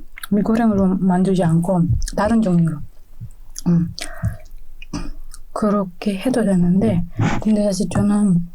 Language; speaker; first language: Korean; non-native, fluent; Indonesian